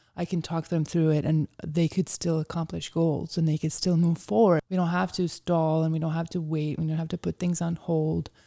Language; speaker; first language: English; early bilingual, other home language; Ukrainian